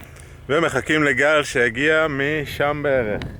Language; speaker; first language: Hebrew; native; Hebrew